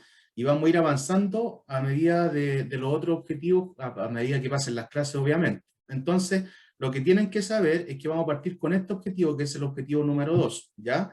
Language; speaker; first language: Spanish; native; Spanish